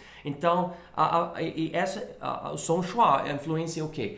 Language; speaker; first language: Portuguese; non-native, fluent; English